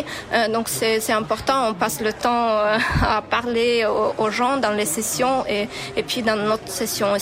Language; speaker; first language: French; non-native, fluent; Ukrainian